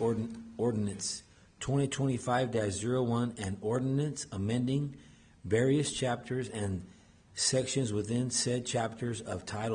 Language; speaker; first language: English; native; English